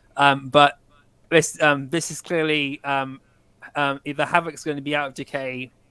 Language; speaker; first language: English; native; English